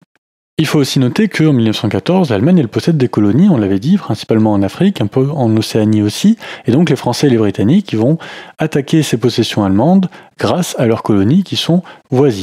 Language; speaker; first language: French; native; French